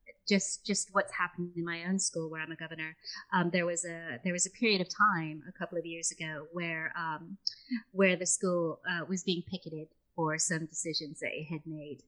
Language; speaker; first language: English; native; English